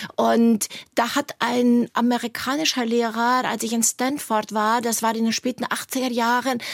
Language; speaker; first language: German; native; German